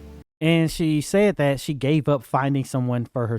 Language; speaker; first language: English; native; English